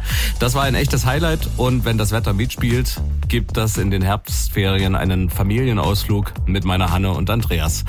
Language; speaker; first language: German; native; German